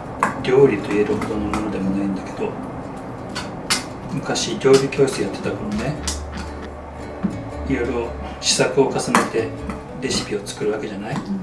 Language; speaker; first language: Japanese; native; Japanese